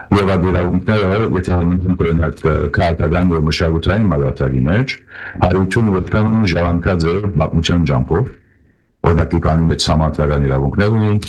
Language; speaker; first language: Armenian; early bilingual, heritage; Armenian